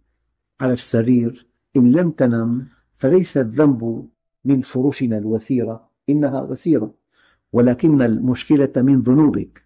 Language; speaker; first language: Arabic; native; Arabic